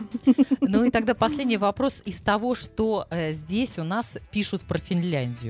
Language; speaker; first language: Russian; native; Russian